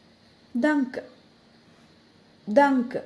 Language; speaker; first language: German; non-native, fluent; Malayalam